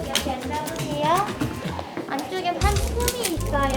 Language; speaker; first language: Korean; native; Korean